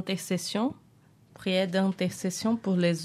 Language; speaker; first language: French; non-native, fluent; Portuguese